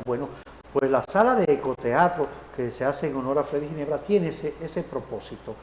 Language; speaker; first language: Spanish; native; Spanish